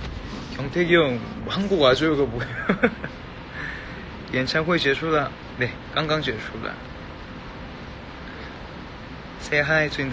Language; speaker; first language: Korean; non-native, fluent; Chinese